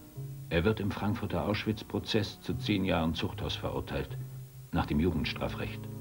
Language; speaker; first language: German; native; German